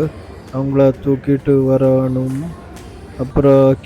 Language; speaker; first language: Tamil; non-native, learner; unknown